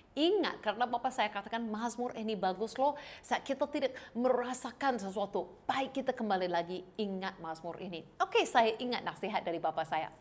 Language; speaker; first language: Indonesian; non-native, fluent; English